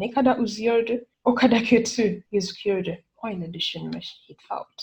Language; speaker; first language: Turkish; non-native, learner; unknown